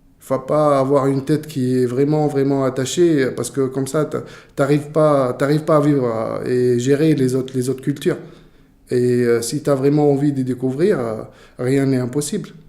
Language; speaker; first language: French; non-native, local second language; Arabic